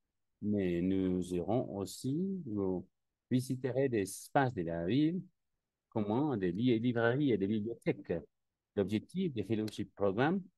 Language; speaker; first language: French; non-native, learner; Spanish